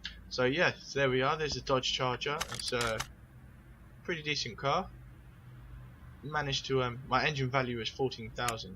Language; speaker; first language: English; native; English